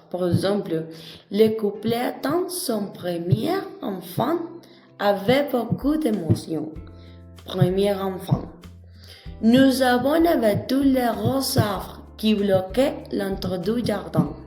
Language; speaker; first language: French; non-native, learner; Spanish